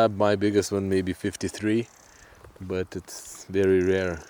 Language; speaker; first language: English; non-native, learner; Lithuanian